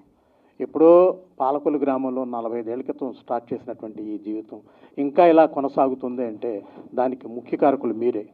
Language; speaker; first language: Telugu; native; Telugu